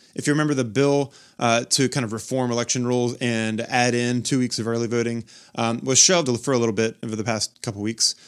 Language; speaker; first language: English; native; English